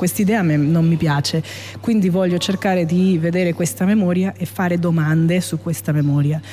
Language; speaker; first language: Italian; non-native, fluent; Spanish